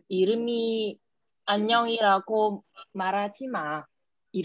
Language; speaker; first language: Korean; non-native, learner; Vietnamese